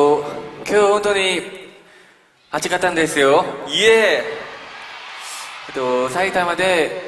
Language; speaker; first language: Japanese; non-native, fluent; Korean